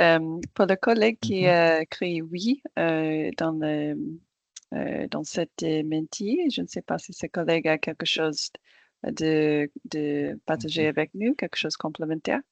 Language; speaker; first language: French; non-native, fluent; English